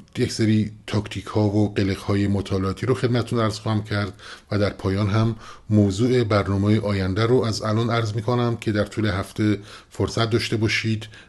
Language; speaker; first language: Persian; non-native, local second language; Kurdish